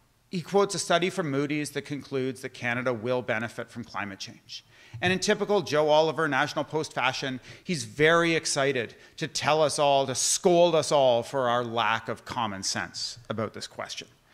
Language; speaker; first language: English; native; English